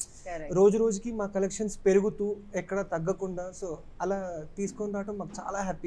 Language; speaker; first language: Telugu; native; Telugu